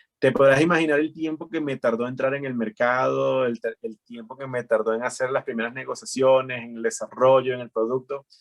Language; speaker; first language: Spanish; native; Spanish